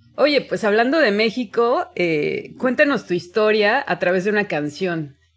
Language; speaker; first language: Spanish; native; Spanish